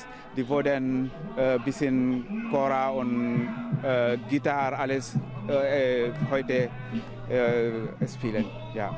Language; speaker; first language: German; non-native, learner; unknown